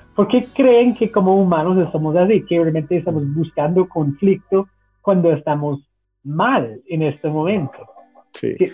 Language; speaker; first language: Spanish; non-native, fluent; English